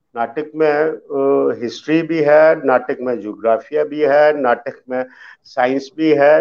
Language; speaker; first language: Hindi; early bilingual, other home language; Dogri